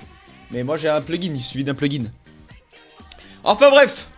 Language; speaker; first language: French; native; French